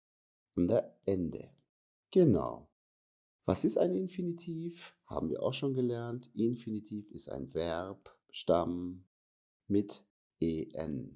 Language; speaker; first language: German; non-native, fluent; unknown